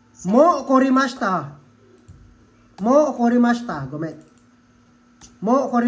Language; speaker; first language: Japanese; non-native, fluent; Filipino